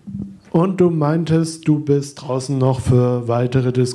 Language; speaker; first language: German; native; German